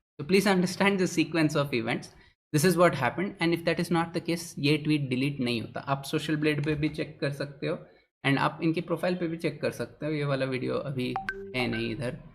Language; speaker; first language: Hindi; non-native, local second language; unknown